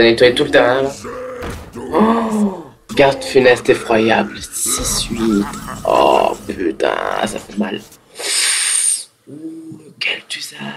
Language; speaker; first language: French; native; French